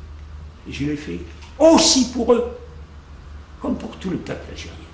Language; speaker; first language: French; native; French